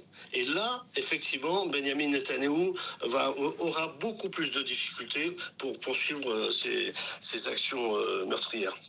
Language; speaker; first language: French; native; French